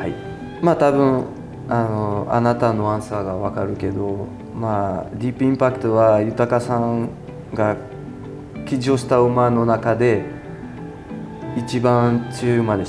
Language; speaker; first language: Japanese; non-native, fluent; French